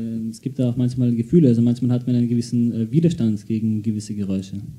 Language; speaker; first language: German; native; German